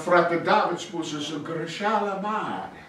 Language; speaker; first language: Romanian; non-native, learner; English